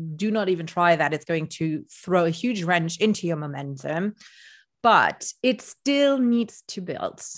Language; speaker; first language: English; non-native, fluent; Luxembourgish